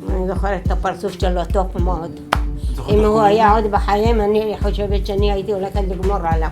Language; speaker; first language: Hebrew; early bilingual, other home language; Arabic